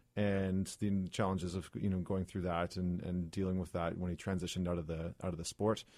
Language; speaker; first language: English; native; English